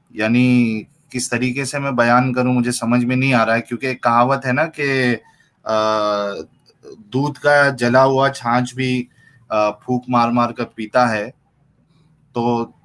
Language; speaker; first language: Hindi; native; Hindi